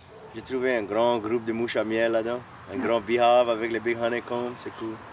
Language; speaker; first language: French; non-native, local second language; English